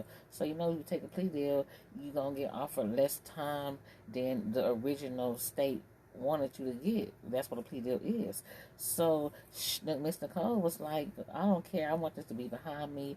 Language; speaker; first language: English; native; English